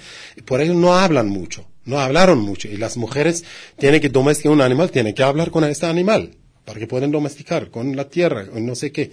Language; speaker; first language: Spanish; non-native, learner; Kurdish